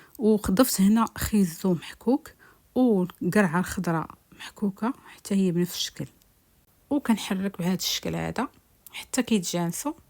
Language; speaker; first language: Arabic; native; Arabic